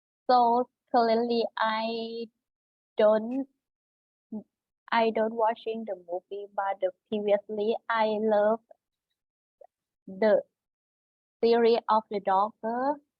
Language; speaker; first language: English; non-native, learner; Thai